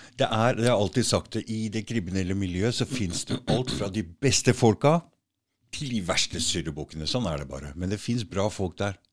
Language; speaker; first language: Norwegian; native; Norwegian